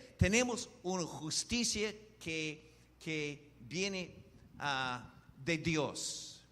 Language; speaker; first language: Spanish; non-native, fluent; English